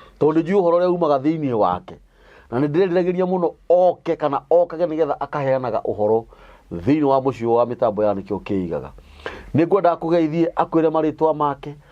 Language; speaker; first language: Kikuyu; native; Kikuyu